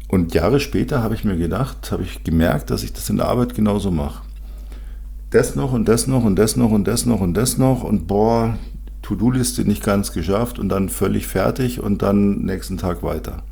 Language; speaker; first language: German; native; German